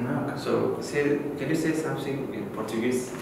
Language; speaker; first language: English; non-native, fluent; Uzbek